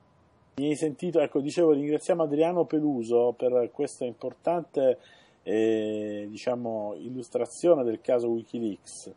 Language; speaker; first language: Italian; native; Italian